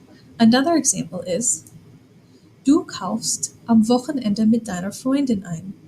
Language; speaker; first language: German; non-native, fluent; English